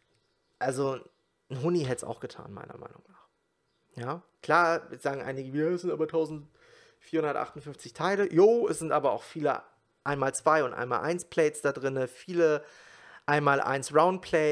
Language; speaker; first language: German; native; German